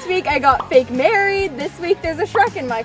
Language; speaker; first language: English; native; English